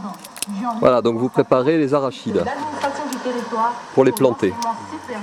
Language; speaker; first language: French; native; French